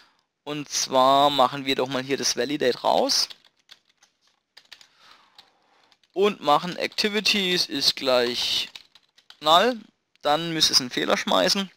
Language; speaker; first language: German; native; German